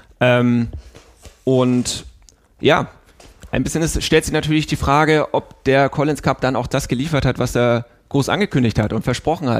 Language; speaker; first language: German; native; German